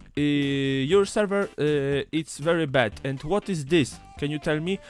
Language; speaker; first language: English; non-native, learner; Polish